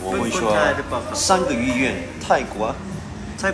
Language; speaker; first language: Chinese; non-native, learner; Thai